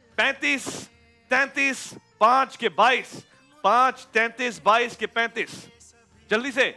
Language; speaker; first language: Urdu; native; Urdu